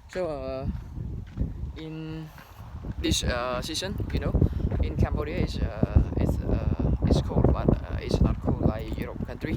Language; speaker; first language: English; non-native, learner; Khmer